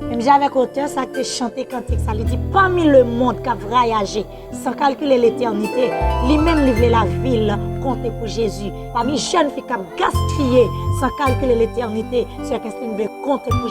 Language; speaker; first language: French; non-native, learner; Haitian Creole